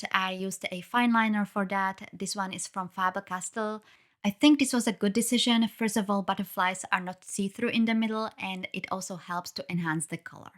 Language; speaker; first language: English; non-native, fluent; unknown